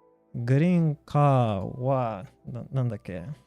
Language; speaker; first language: Japanese; non-native, learner; English